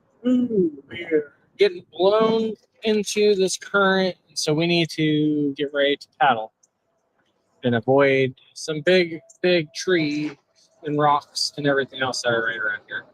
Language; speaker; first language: English; native; English